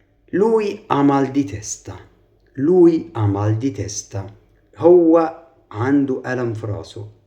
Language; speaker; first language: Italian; non-native, fluent; Arabic